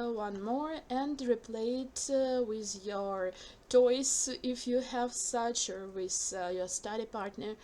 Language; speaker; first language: English; non-native, fluent; Ukrainian